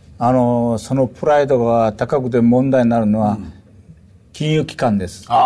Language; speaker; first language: Japanese; non-native, fluent; Korean